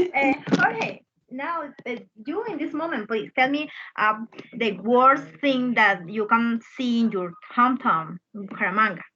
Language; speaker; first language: English; non-native, fluent; Spanish